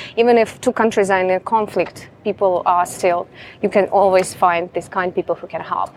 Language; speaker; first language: English; non-native, fluent; Russian